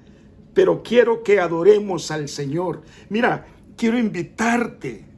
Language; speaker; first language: Spanish; native; Spanish